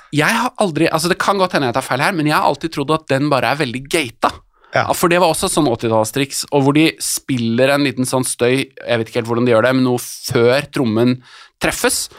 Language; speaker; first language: Norwegian; native; Norwegian